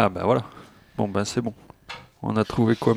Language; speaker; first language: French; native; French